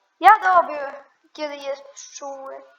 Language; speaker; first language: Polish; non-native, learner; Ukrainian